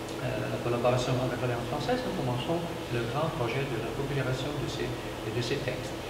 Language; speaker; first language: French; non-native, learner; Ukrainian